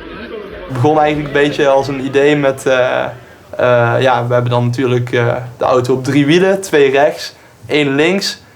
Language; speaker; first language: Dutch; native; Dutch